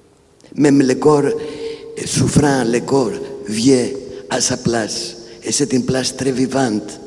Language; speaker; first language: French; non-native, fluent; Greek